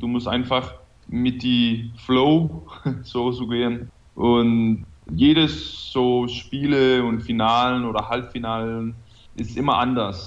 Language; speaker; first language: German; non-native, fluent; Danish